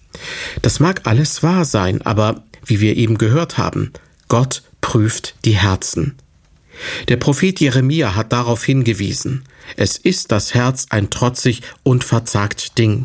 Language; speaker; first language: German; native; German